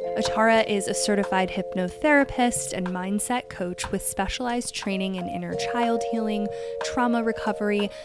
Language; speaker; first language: English; native; English